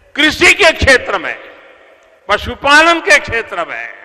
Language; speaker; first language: Hindi; non-native, local second language; Gujarati